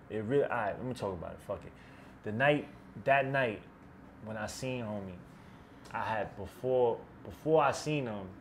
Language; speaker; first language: English; native; English